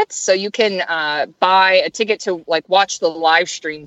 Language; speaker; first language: English; native; English